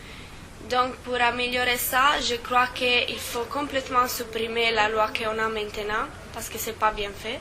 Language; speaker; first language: French; non-native, fluent; Italian